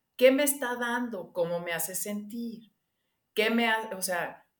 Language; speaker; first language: Spanish; non-native, local second language; English